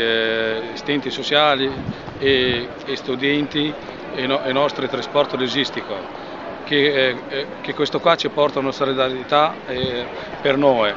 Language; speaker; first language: Italian; non-native, learner; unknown